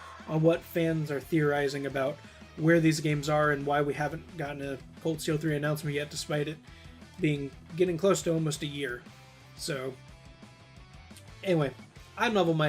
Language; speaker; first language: English; native; English